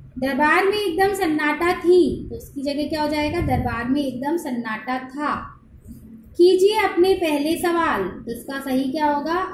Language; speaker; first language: Hindi; native; Hindi